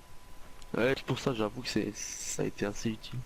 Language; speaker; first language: French; native; French